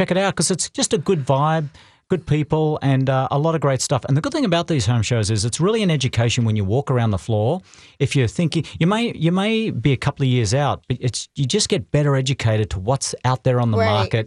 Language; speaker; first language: English; native; English